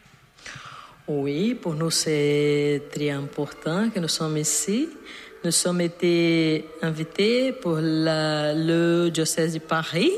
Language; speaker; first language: French; non-native, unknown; Portuguese